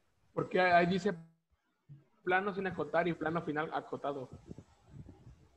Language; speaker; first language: Spanish; native; Spanish